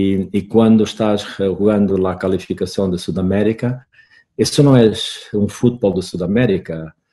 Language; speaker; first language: Spanish; non-native, fluent; Portuguese